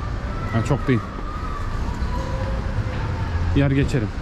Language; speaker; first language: Turkish; native; Turkish